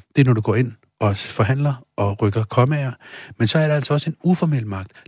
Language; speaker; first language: Danish; early bilingual, other home language; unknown